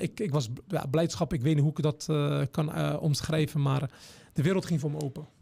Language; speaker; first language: Dutch; early bilingual, other home language; Turkish